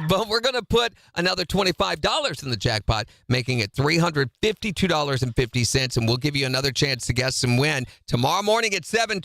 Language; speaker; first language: English; native; English